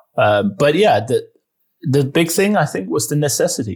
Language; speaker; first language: English; non-native, fluent; Danish